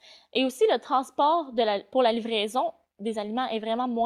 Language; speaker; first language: French; native; French